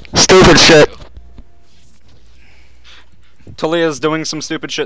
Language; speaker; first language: English; native; English